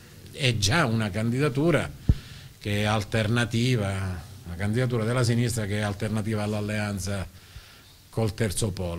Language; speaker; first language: Italian; native; Italian